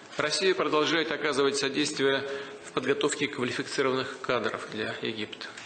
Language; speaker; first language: Russian; native; Russian